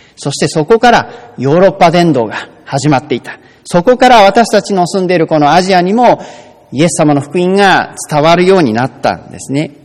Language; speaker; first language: Japanese; native; Japanese